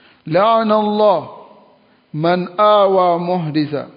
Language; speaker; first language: Arabic; non-native, fluent; French